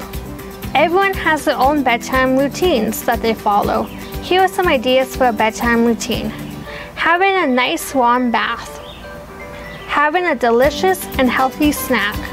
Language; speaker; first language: English; native; English